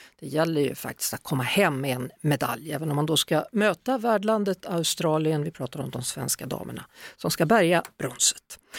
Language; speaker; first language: Swedish; native; Swedish